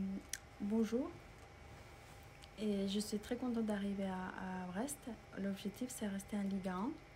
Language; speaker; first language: French; non-native, learner; Spanish